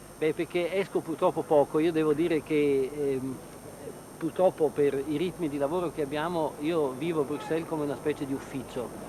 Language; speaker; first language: Italian; non-native, local second language; German